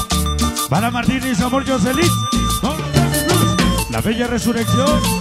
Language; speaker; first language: Spanish; native; Spanish